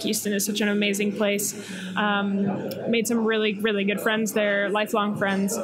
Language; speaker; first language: English; native; English